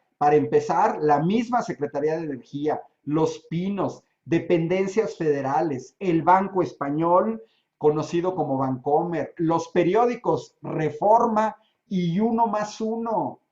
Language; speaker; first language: Spanish; native; Spanish